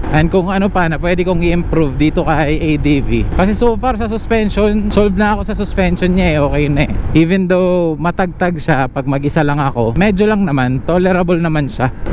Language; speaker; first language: Filipino; native; Filipino